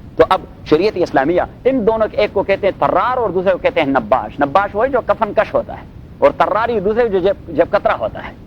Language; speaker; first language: Urdu; non-native, local second language; Pashto